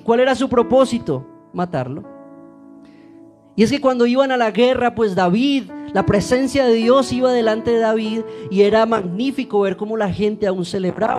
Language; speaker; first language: Spanish; native; Spanish